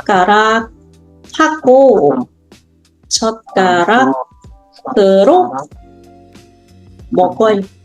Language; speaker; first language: Korean; non-native, fluent; Indonesian